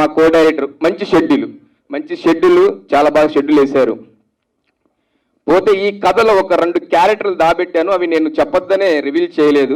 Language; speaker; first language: Telugu; native; Telugu